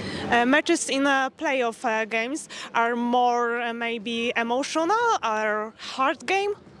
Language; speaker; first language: English; non-native, learner; Polish